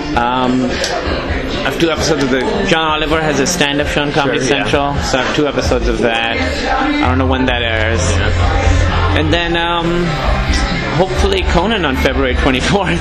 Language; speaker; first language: English; non-native, local second language; Urdu